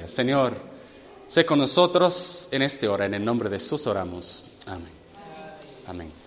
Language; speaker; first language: Spanish; non-native, fluent; English